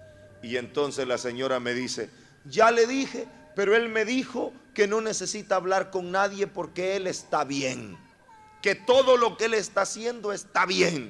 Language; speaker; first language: Spanish; native; Spanish